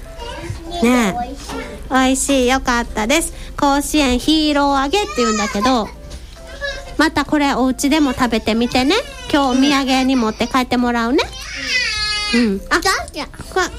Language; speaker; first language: Japanese; native; Japanese